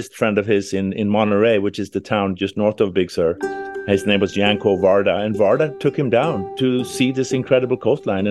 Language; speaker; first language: English; non-native, fluent; Swedish